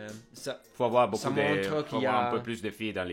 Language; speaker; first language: French; non-native, fluent; Italian